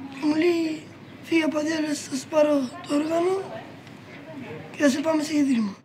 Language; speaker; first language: Greek; non-native, fluent; Albanian